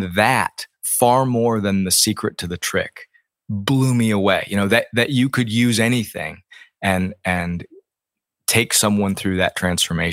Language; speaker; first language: English; native; English